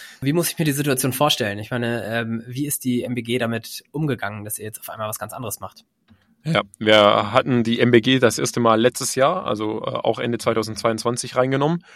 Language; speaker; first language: German; native; German